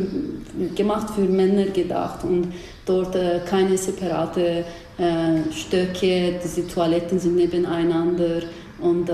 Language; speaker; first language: German; non-native, fluent; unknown